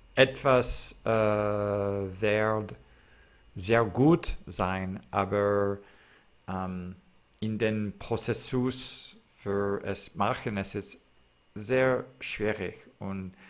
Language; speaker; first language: German; non-native, learner; English